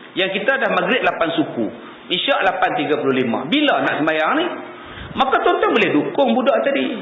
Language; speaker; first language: Malay; native; Malay